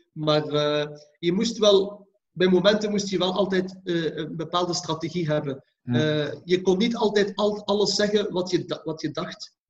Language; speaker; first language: Dutch; early bilingual, other home language; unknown